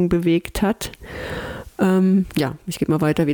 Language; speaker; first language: German; native; German